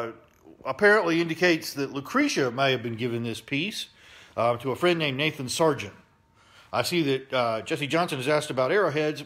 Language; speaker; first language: English; native; English